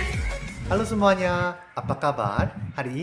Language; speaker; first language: Indonesian; non-native, learner; Korean